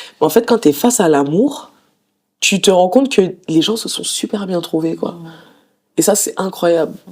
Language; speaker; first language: French; native; French